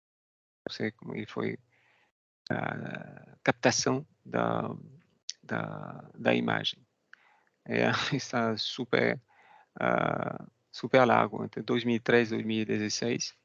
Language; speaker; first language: Portuguese; non-native, fluent; French